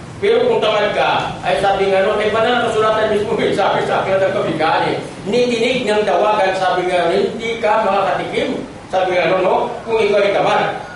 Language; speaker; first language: Filipino; non-native, local second language; Cebuano